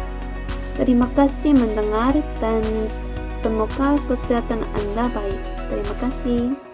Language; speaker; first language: Indonesian; non-native, fluent; Korean